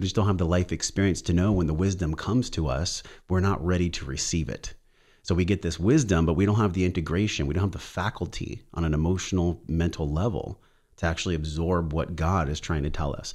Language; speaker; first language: English; native; English